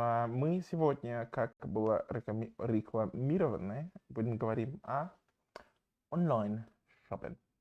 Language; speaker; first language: Russian; non-native, fluent; English